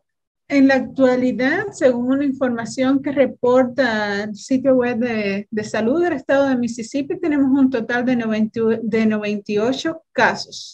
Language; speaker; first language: Spanish; native; Spanish